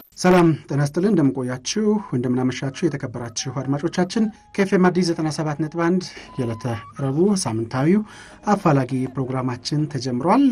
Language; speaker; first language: Amharic; native; Amharic